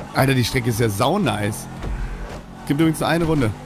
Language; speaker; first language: German; native; German